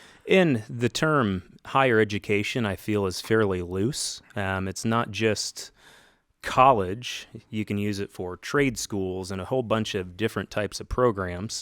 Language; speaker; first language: English; native; English